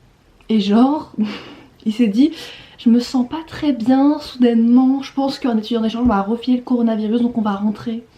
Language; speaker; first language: French; native; French